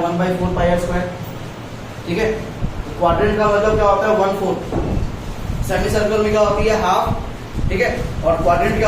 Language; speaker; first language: Hindi; native; Hindi